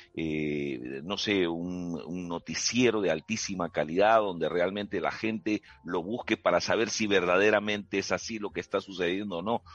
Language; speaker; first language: Spanish; native; Spanish